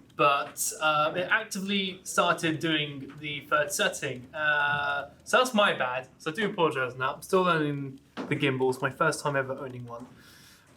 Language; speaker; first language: English; native; English